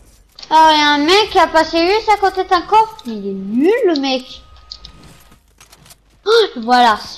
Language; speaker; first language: French; native; French